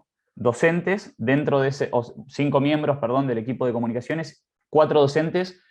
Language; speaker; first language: Spanish; native; Spanish